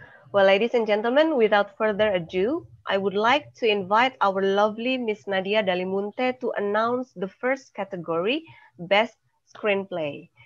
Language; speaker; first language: English; non-native, fluent; Indonesian